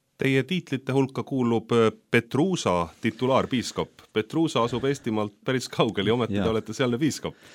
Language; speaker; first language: Estonian; native; Estonian